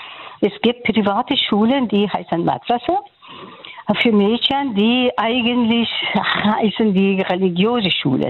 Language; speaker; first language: German; non-native, local second language; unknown